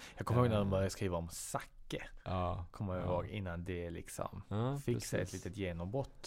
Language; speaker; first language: Swedish; native; Swedish